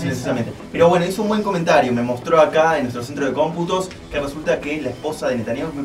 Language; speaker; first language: Spanish; native; Spanish